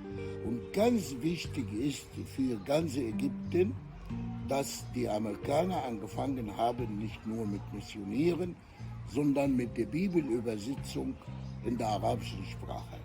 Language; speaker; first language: German; non-native, fluent; Arabic